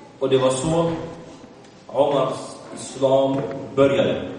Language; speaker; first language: Swedish; early bilingual, other home language; Arabic